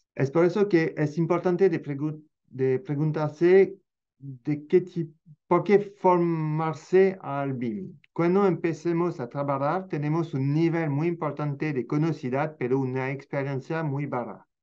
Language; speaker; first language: Spanish; non-native, fluent; French